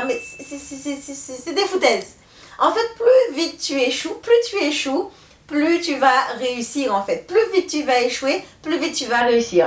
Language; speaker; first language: French; native; French